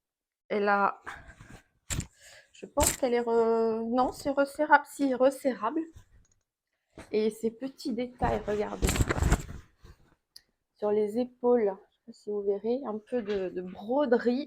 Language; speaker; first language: French; native; French